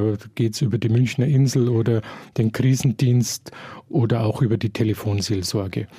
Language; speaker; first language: German; native; German